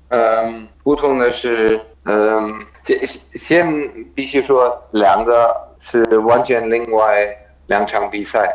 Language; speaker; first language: Chinese; non-native, fluent; German